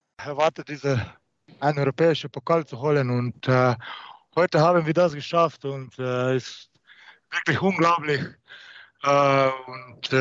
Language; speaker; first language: German; non-native, learner; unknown